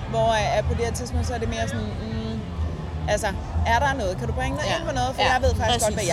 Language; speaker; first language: Danish; native; Danish